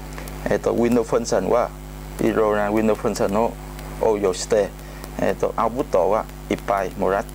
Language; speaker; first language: Japanese; non-native, learner; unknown